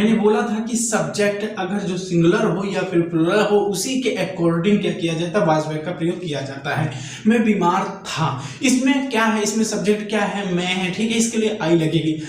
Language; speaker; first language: Hindi; native; Hindi